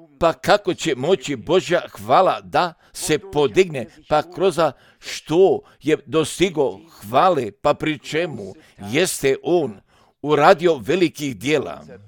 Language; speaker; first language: Croatian; early bilingual, heritage; Serbian